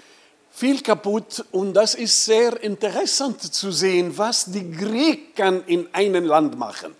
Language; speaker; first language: German; non-native, learner; Arabic